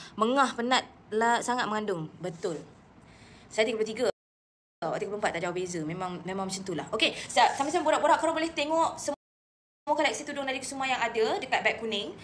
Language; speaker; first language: Malay; native; Malay